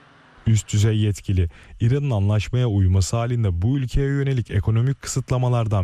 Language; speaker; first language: Turkish; native; Turkish